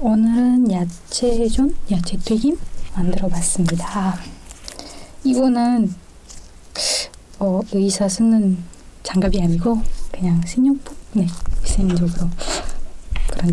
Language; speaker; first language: Korean; non-native, learner; Indonesian